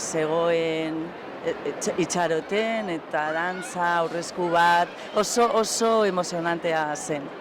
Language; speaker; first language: Basque; non-native, local second language; Spanish